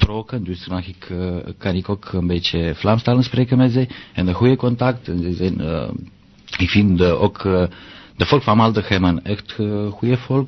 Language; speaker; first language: Dutch; non-native, learner; Romanian